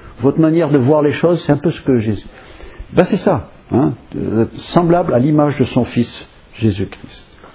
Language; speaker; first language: French; non-native, fluent; English